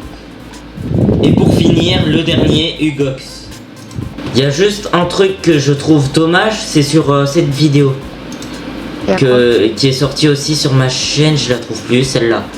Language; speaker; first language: French; native; French